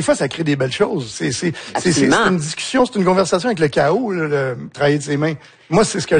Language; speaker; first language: French; native; French